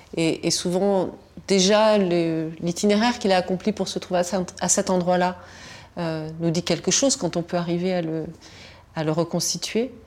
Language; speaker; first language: French; native; French